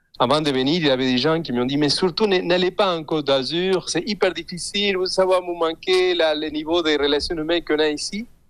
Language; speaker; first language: French; non-native, fluent; Spanish